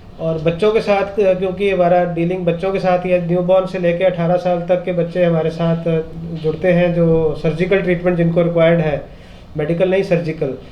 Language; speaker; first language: Hindi; non-native, local second language; Punjabi